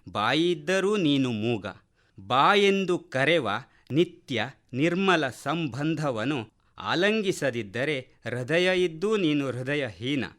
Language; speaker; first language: Kannada; native; Kannada